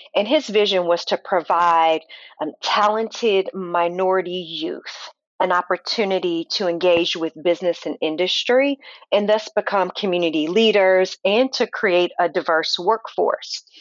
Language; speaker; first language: English; native; English